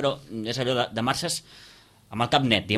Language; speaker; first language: Catalan; native; Catalan